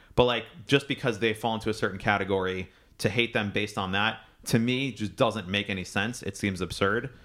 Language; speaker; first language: English; native; English